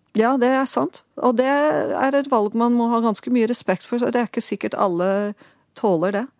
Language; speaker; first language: Norwegian; non-native, fluent; Dutch